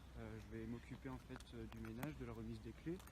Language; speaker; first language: French; native; French